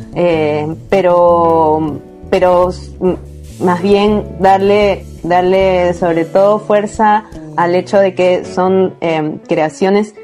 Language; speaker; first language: Spanish; native; Spanish